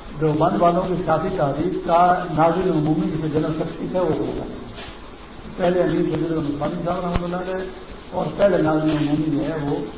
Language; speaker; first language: Urdu; non-native, local second language; Pashto